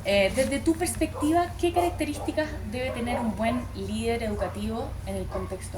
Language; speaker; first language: Spanish; native; Spanish